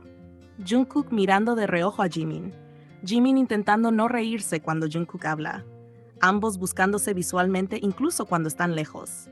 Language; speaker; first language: Spanish; native; Spanish